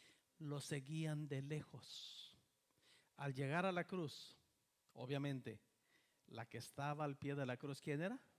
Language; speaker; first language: Spanish; native; Spanish